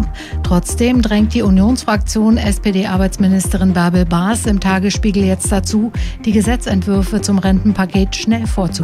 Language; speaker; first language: German; native; German